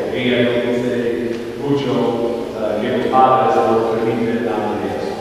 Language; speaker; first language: Spanish; non-native, learner; English